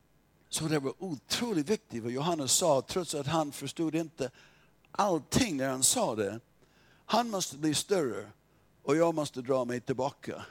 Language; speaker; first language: Swedish; non-native, fluent; English